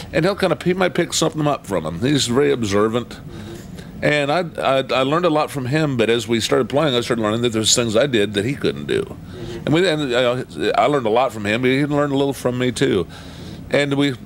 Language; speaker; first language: English; native; English